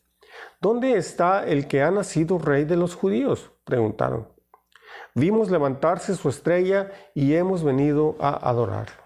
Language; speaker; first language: Spanish; native; Spanish